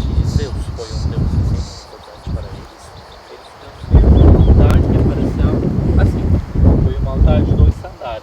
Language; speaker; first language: Portuguese; non-native, fluent; Turkish